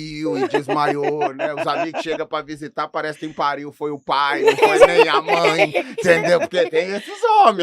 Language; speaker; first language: Portuguese; native; Portuguese